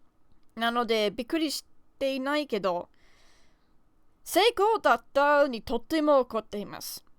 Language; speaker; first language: Japanese; non-native, learner; English